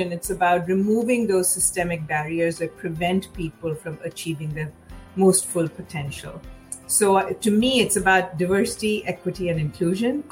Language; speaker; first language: English; non-native, local second language; Hindi